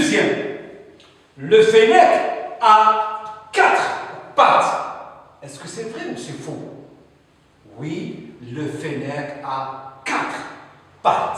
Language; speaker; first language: French; non-native, local second language; Arabic